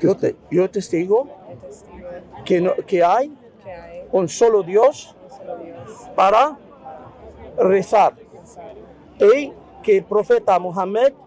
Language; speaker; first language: Spanish; non-native, fluent; Arabic